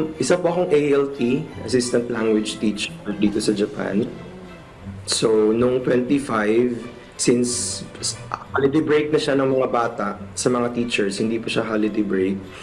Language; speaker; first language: Filipino; non-native, local second language; Cebuano